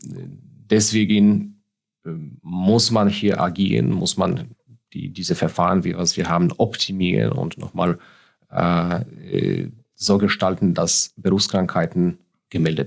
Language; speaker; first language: German; non-native, fluent; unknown